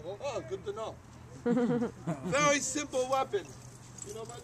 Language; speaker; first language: English; native; English